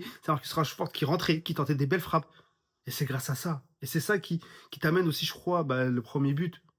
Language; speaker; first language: French; native; French